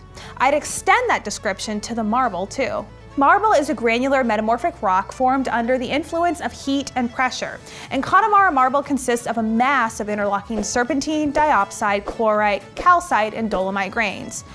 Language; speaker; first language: English; native; English